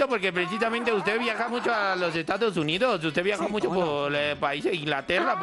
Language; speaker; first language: Spanish; native; Spanish